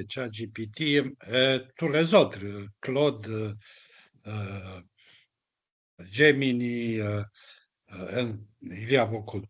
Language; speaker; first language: French; non-native, fluent; Romanian